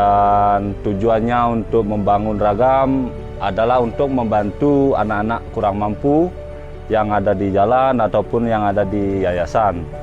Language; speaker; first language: Indonesian; non-native, local second language; Balinese